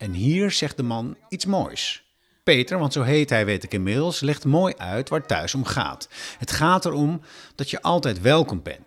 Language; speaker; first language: Dutch; native; Dutch